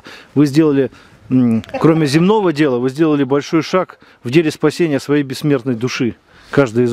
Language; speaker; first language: Russian; native; Russian